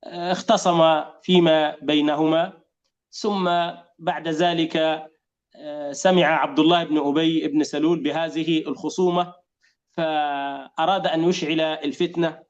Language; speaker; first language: Arabic; native; Arabic